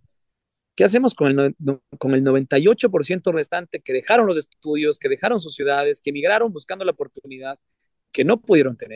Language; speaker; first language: Spanish; native; Spanish